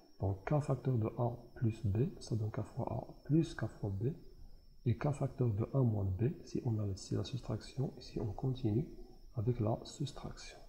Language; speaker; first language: French; non-native, local second language; Arabic